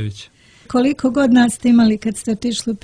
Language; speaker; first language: Serbian; native; Serbian